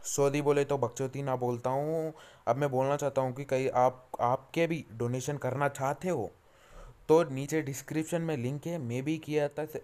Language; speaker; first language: Hindi; non-native, local second language; Telugu